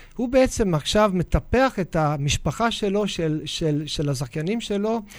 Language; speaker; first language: Hebrew; non-native, fluent; English